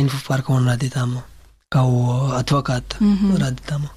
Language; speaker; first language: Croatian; non-native, learner; Pashto